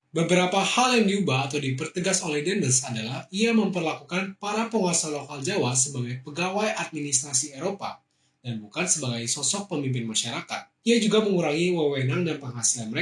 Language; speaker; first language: Indonesian; native; Indonesian